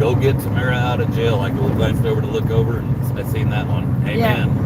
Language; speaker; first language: English; native; English